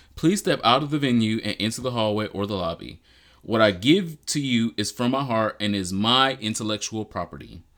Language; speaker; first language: English; native; English